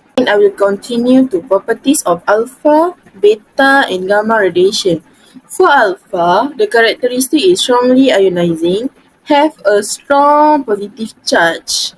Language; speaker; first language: English; non-native, learner; Malay